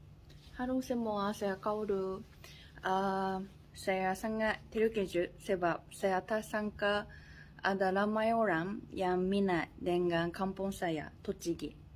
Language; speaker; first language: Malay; non-native, fluent; Japanese